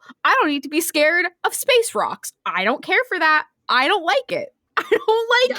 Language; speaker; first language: English; native; English